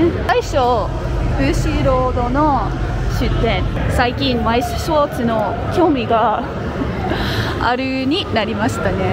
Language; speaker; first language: Japanese; non-native, learner; English